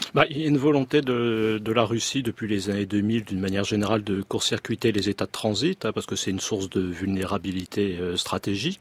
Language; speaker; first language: French; native; French